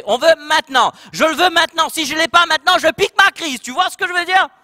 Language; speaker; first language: French; non-native, local second language; Morisyen